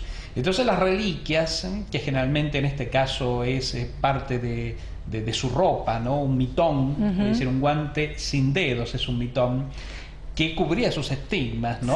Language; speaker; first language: Spanish; native; Spanish